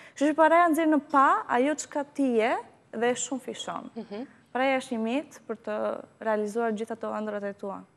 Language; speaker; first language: Albanian; early bilingual, heritage; Albanian